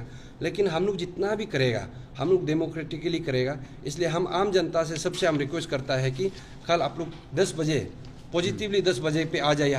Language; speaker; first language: Hindi; non-native, local second language; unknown